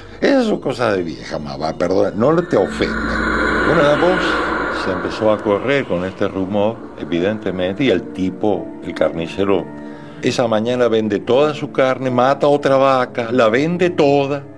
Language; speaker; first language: Spanish; native; Spanish